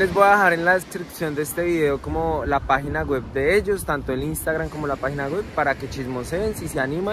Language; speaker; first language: Spanish; native; Spanish